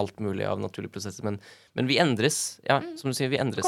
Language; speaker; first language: Norwegian; native; Norwegian